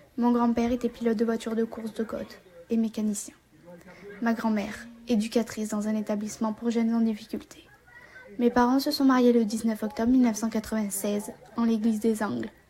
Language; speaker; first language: French; native; French